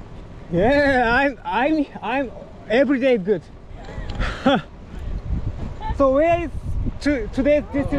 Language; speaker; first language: English; non-native, learner; Japanese